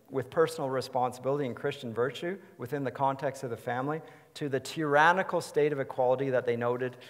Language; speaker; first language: English; native; English